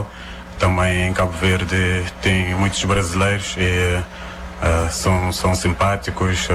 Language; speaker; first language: Portuguese; non-native, local second language; Kabuverdianu